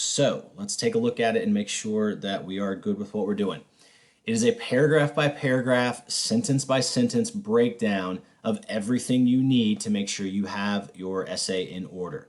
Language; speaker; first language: English; native; English